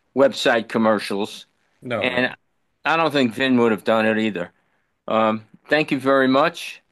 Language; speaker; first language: English; native; English